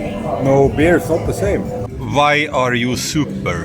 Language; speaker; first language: English; non-native, learner; Swedish